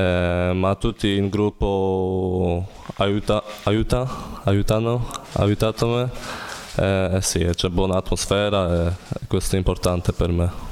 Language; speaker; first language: Italian; non-native, learner; Polish